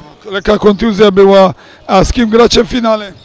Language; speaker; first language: Polish; native; Polish